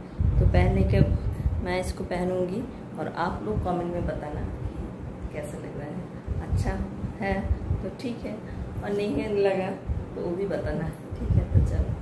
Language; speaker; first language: Hindi; non-native, local second language; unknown